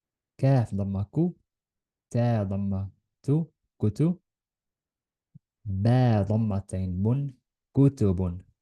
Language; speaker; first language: Arabic; non-native, learner; Estonian